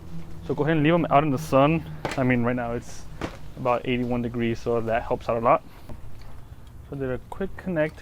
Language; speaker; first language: English; native; English